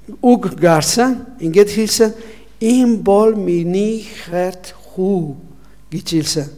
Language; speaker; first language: Mongolian; non-native, learner; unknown